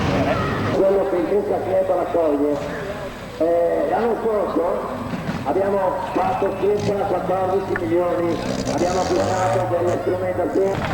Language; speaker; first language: Italian; native; Italian